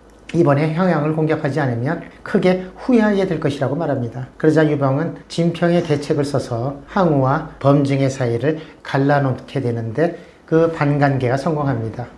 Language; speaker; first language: Korean; native; Korean